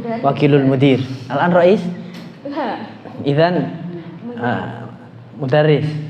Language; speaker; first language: Arabic; non-native, fluent; Indonesian